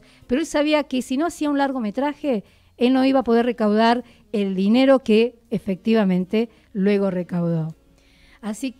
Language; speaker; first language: Spanish; native; Spanish